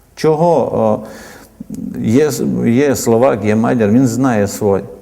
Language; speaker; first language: Ukrainian; native; Ukrainian